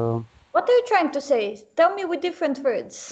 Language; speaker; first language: English; non-native, fluent; Serbian